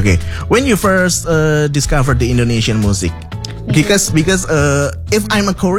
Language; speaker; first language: English; non-native, fluent; Indonesian